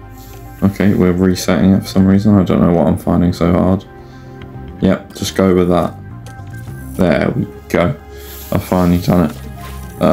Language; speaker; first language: English; native; English